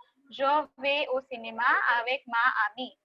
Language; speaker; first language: French; non-native, fluent; Hindi